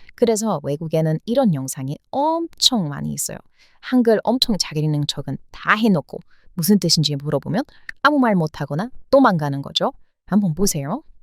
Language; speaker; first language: Korean; non-native, fluent; English